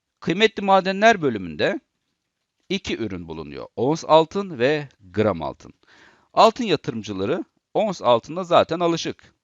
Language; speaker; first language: Turkish; native; Turkish